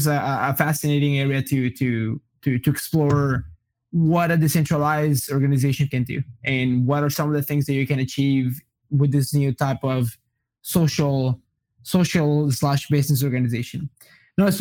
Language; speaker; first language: English; non-native, fluent; Portuguese